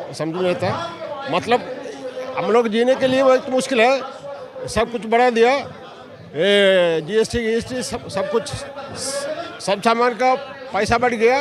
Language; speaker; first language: Hindi; non-native, local second language; Malayalam